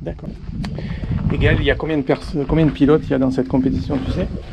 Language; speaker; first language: French; native; French